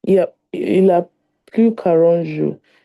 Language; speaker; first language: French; non-native, learner; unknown